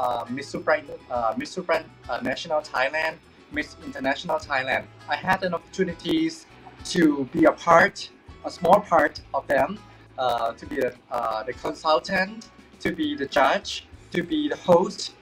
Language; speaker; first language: English; non-native, fluent; Thai